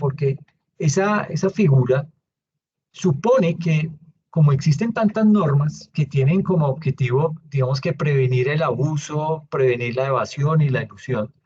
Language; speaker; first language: Spanish; native; Spanish